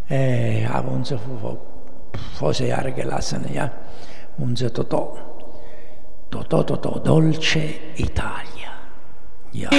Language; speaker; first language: German; non-native, learner; Italian